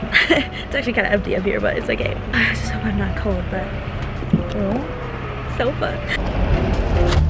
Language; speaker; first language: English; native; English